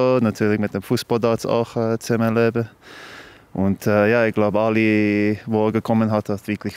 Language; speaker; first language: German; non-native, learner; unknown